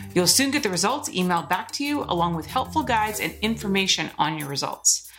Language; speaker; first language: English; native; English